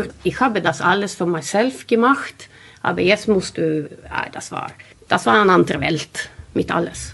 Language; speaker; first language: German; non-native, learner; Swedish